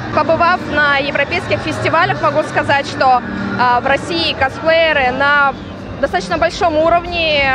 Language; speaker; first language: Russian; native; Russian